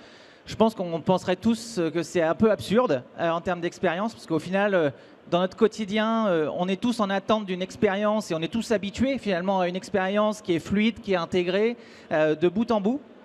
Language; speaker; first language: French; native; French